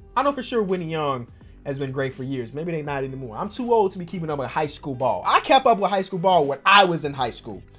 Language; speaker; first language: English; native; English